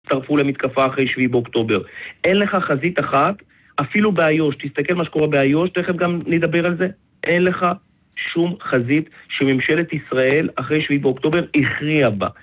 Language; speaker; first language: Hebrew; non-native, fluent; Russian